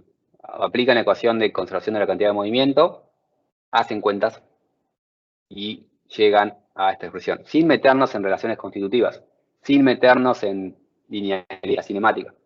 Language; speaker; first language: Spanish; native; Spanish